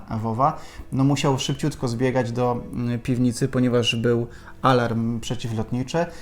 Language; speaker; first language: Polish; native; Polish